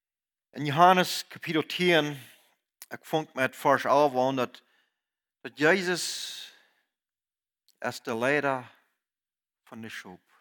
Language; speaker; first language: German; non-native, learner; Plautdietsch